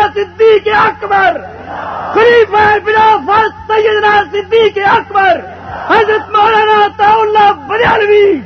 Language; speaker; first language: Urdu; non-native, local second language; Punjabi